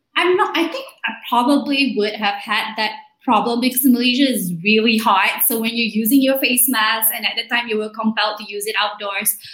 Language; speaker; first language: English; non-native, local second language; Malay